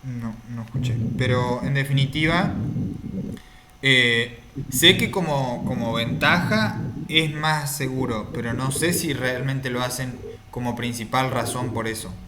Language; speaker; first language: Spanish; native; Spanish